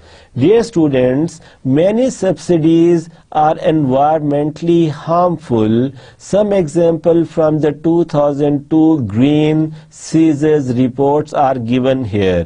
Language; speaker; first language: English; non-native, local second language; Urdu